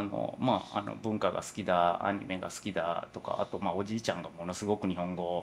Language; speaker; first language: Japanese; native; Japanese